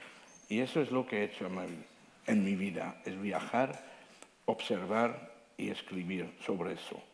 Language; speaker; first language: Spanish; non-native, fluent; Dutch